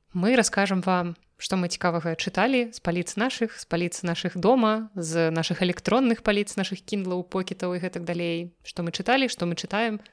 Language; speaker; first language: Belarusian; non-native, local second language; Russian